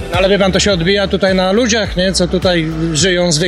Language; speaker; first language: Polish; native; Polish